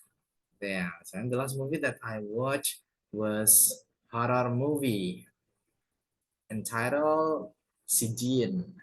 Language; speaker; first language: English; non-native, fluent; Indonesian